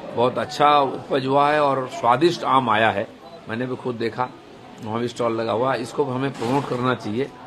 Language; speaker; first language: Hindi; non-native, local second language; Bangla